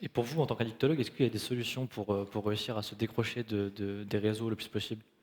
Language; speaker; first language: French; native; French